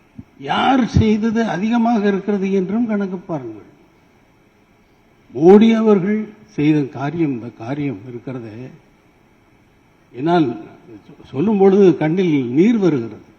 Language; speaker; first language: Tamil; native; Tamil